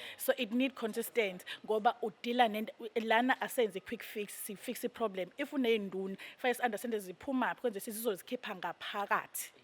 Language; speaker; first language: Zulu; native; Zulu